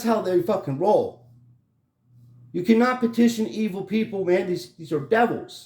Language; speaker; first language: English; native; English